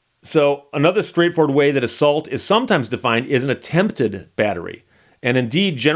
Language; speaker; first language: English; native; English